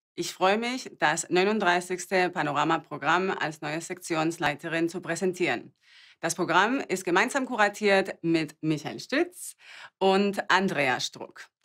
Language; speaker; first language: German; non-native, fluent; Spanish